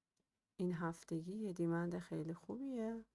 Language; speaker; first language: Persian; native; Persian